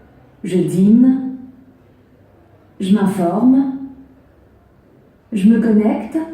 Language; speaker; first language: French; non-native, learner; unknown